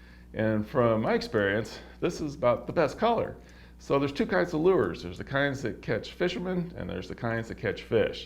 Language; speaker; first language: English; native; English